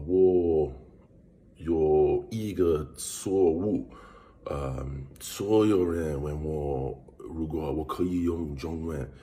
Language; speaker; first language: Chinese; non-native, learner; English